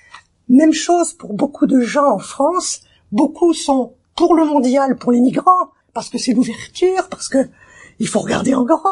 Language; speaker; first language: French; native; French